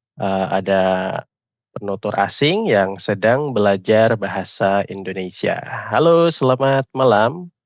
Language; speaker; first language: Indonesian; native; Indonesian